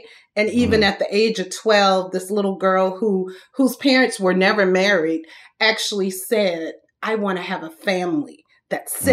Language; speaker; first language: English; native; English